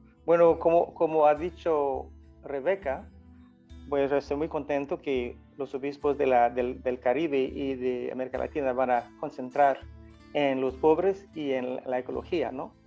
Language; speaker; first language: Spanish; non-native, fluent; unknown